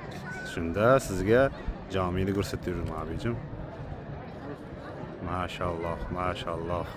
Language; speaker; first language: Turkish; non-native, learner; Uzbek